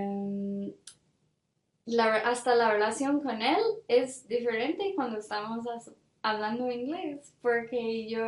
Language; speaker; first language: Spanish; non-native, fluent; English